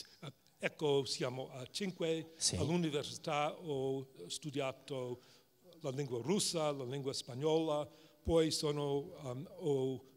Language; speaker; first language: Italian; non-native, fluent; English